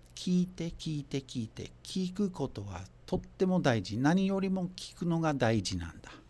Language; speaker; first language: Japanese; non-native, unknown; English